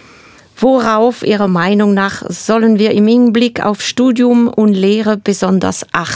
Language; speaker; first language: German; non-native, fluent; French